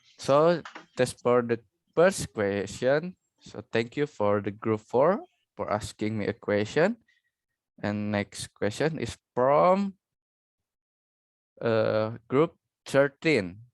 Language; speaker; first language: English; non-native, learner; Indonesian